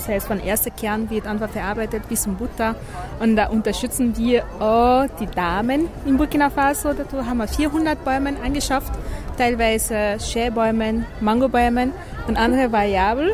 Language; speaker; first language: German; non-native, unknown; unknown